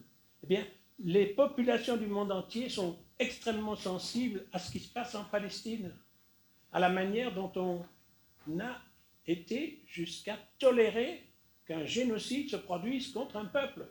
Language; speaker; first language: French; native; French